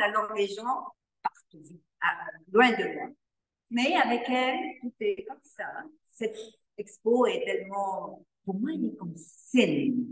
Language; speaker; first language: French; non-native, learner; Spanish